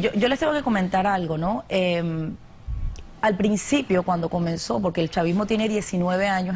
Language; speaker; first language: Spanish; native; Spanish